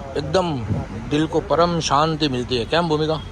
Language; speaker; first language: Hindi; non-native, local second language; Gujarati